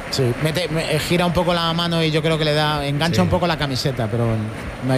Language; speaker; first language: Spanish; native; Spanish